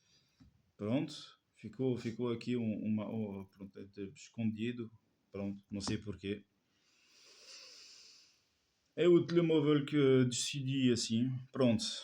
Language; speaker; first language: Portuguese; non-native, fluent; French